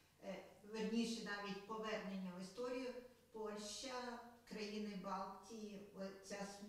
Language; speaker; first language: Ukrainian; native; Ukrainian